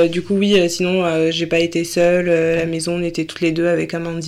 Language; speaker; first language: French; native; French